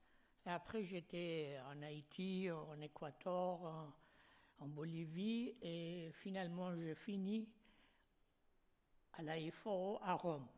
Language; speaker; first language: French; non-native, fluent; Persian